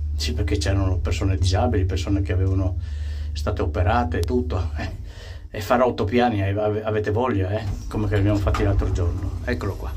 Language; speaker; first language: Italian; native; Italian